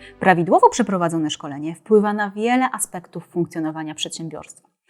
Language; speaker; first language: Polish; native; Polish